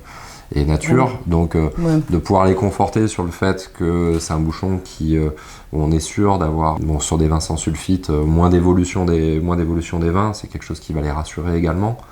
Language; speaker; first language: French; native; French